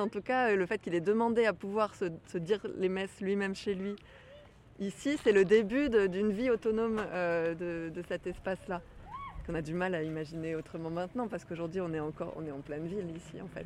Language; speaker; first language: French; native; French